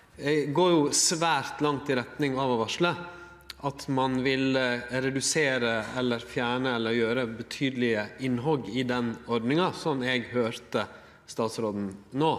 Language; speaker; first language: Norwegian; native; Norwegian